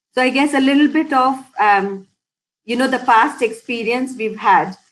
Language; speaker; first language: English; non-native, local second language; Hindi